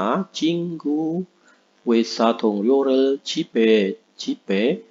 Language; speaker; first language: Korean; non-native, fluent; Indonesian